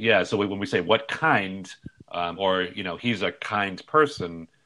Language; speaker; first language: English; native; English